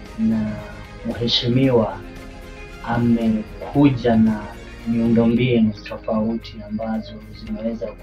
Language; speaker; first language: Swahili; non-native, local second language; Luyia